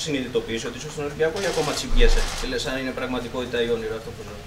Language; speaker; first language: Greek; native; Greek